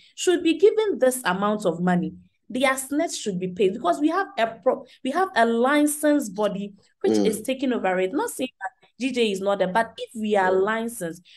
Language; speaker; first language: English; non-native, local second language; Akan